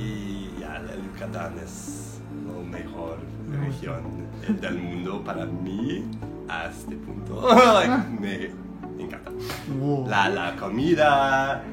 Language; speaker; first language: Spanish; non-native, learner; English